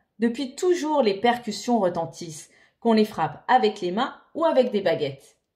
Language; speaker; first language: French; native; French